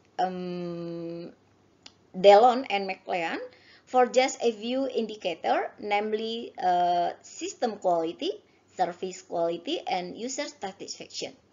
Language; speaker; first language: English; non-native, learner; Indonesian